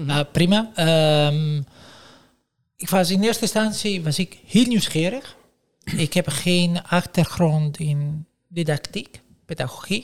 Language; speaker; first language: Dutch; non-native, fluent; Italian